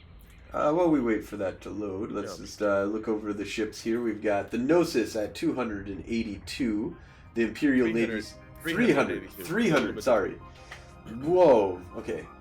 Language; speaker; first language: English; native; English